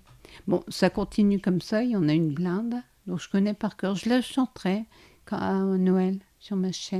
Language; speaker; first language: French; native; French